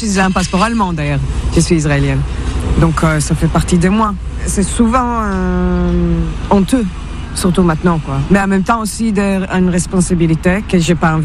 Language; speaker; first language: French; non-native, fluent; Hebrew